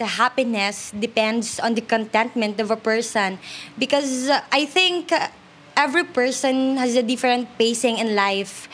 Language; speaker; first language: English; non-native, local second language; Hiligaynon